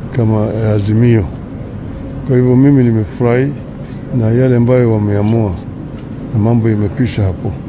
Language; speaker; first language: Swahili; non-native, local second language; Luo (Kenya and Tanzania)